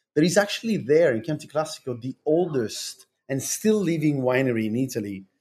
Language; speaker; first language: English; non-native, fluent; Italian